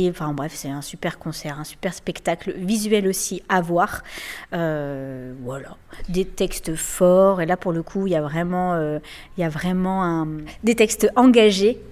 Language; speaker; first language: French; native; French